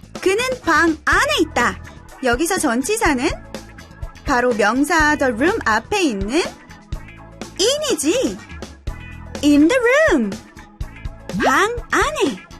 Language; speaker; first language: Korean; native; Korean